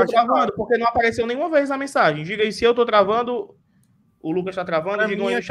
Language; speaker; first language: Portuguese; native; Portuguese